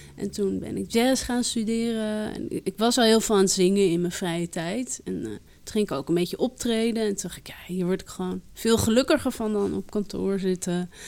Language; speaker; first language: Dutch; early bilingual, other home language; Arabic